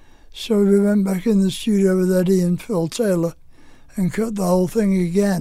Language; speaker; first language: English; native; English